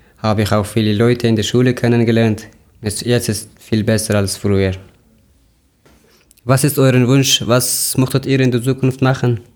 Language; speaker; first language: German; non-native, learner; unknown